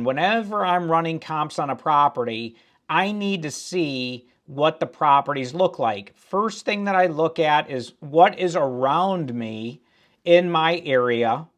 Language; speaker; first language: English; native; English